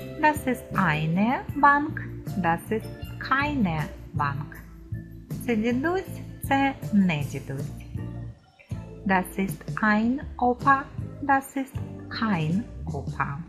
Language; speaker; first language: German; non-native, fluent; Ukrainian